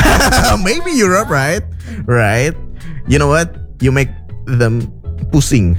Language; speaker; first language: English; non-native, fluent; Indonesian